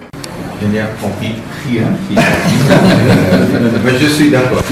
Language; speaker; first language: French; non-native, local second language; Arabic